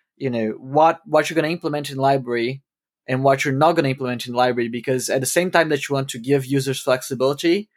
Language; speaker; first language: English; non-native, fluent; Portuguese